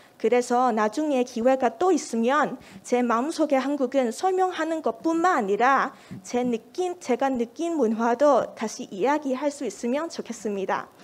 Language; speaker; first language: Korean; non-native, fluent; Cantonese